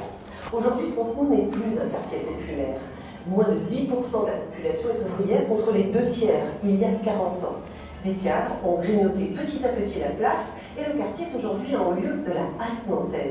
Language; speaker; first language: French; native; French